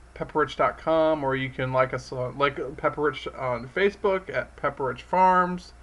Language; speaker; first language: English; native; English